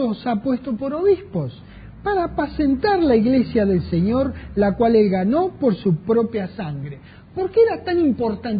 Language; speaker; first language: Spanish; native; Spanish